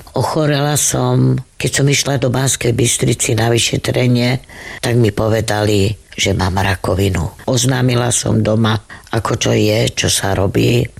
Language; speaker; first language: Slovak; non-native, local second language; Romany